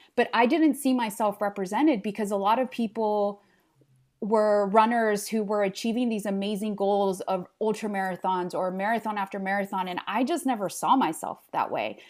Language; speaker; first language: English; early bilingual, other home language; Spanish